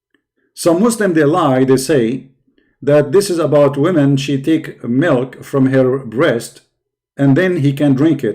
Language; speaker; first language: English; non-native, fluent; Arabic